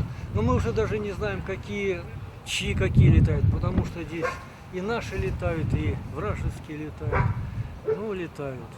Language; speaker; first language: Russian; native; Russian